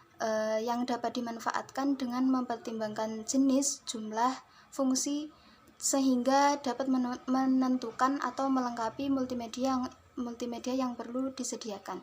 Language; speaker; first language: Indonesian; native; Indonesian